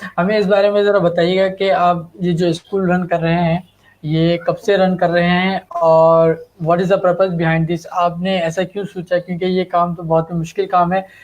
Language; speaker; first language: Urdu; native; Urdu